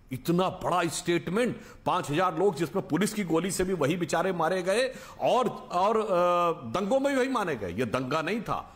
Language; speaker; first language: Hindi; native; Hindi